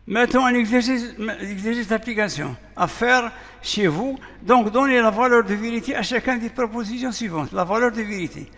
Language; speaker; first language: French; non-native, local second language; Arabic